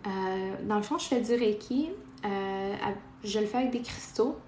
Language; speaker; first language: French; non-native, local second language; Portuguese